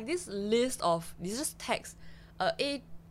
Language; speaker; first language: English; early bilingual, other home language; Chinese